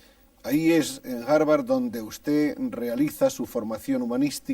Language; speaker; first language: Spanish; native; Spanish